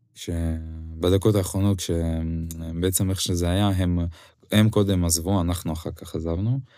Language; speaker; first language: Hebrew; non-native, fluent; Ukrainian